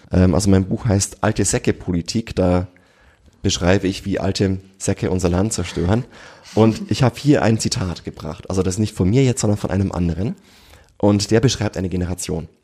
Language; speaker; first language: German; native; German